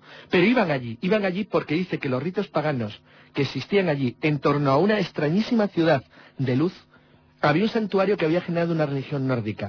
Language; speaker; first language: Spanish; native; Spanish